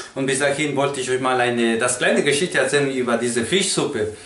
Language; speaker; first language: German; non-native, learner; Spanish